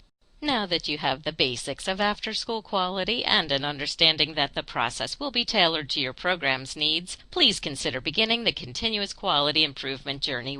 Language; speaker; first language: English; native; English